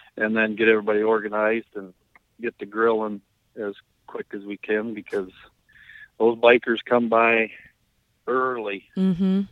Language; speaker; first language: English; native; English